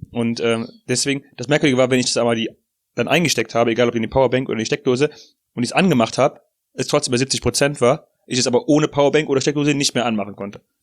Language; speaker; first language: German; native; German